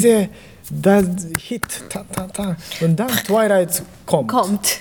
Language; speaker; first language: German; non-native, learner; Japanese